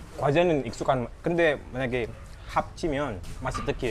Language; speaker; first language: Korean; non-native, learner; Indonesian